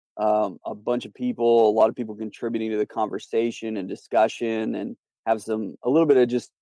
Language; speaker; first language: English; native; English